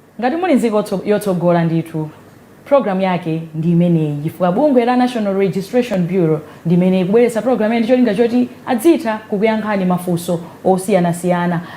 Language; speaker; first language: Nyanja; native; Nyanja